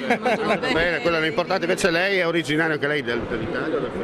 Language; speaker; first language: Italian; native; Italian